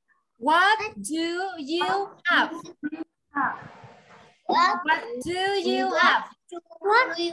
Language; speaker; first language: English; non-native, learner; Vietnamese